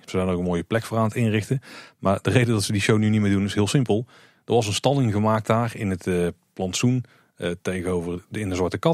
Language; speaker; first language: Dutch; native; Dutch